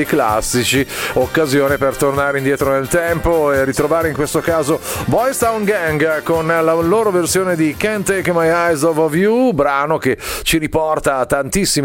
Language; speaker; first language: Italian; native; Italian